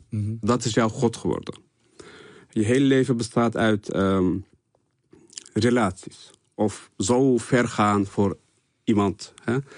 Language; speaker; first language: Dutch; early bilingual, other home language; Turkish